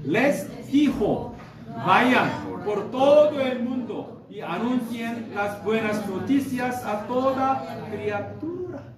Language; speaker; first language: Spanish; non-native, fluent; Korean